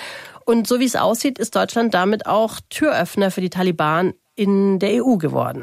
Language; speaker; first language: German; native; German